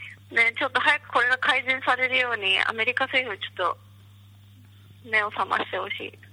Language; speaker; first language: Japanese; native; Japanese